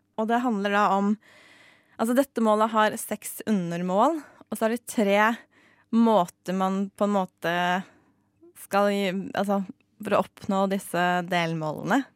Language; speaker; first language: Norwegian; native; Norwegian